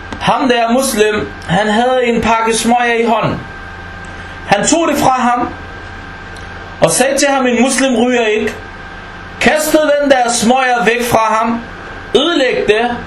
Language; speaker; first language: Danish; non-native, fluent; Arabic